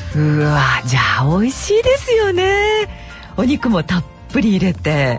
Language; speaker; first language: Japanese; native; Japanese